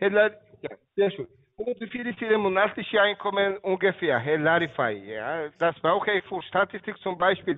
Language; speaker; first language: German; non-native, learner; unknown